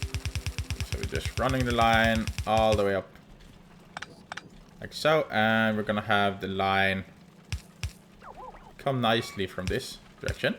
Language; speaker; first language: English; non-native, fluent; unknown